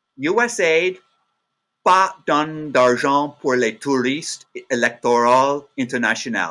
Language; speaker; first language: French; non-native, learner; English